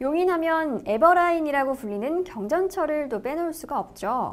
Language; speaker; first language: Korean; native; Korean